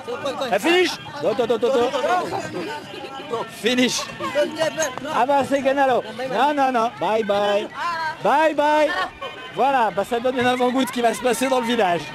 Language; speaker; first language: French; native; French